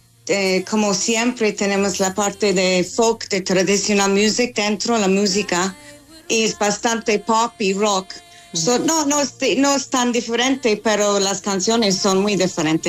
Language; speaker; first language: Spanish; non-native, learner; English